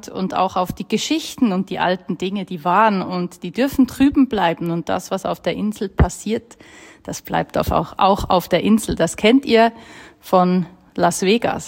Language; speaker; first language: German; native; German